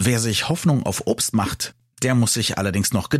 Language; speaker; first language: German; native; German